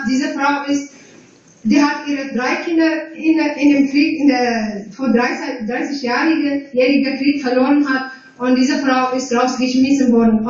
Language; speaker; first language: German; non-native, fluent; Tigrinya